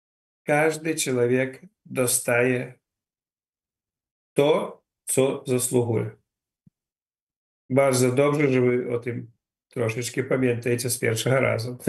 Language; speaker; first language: Polish; non-native, learner; Ukrainian